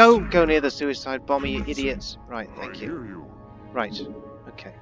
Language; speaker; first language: English; native; English